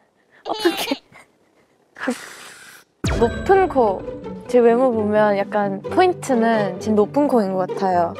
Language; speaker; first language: Korean; early bilingual, heritage; Korean